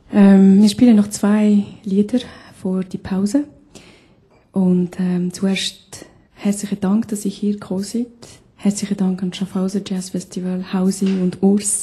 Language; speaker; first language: German; non-native, fluent; Albanian